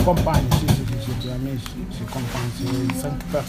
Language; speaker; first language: French; non-native, learner; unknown